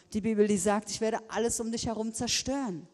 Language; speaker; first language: German; native; German